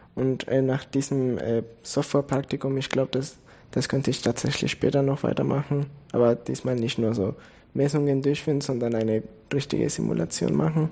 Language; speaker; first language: German; non-native, fluent; Spanish